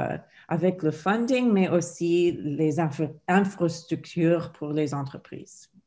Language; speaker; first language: French; non-native, fluent; English